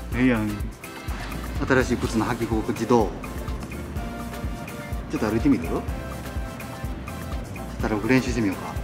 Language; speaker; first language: Japanese; native; Japanese